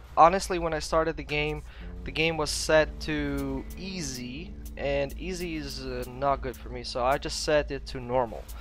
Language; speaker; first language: English; non-native, fluent; Russian